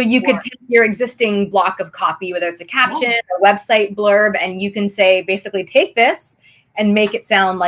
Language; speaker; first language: English; native; English